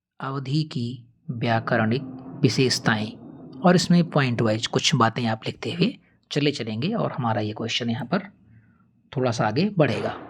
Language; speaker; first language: Hindi; native; Hindi